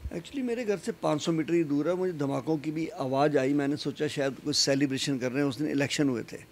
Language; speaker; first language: Hindi; native; Hindi